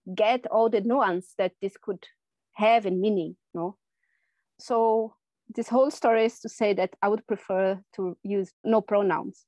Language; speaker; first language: English; non-native, fluent; Portuguese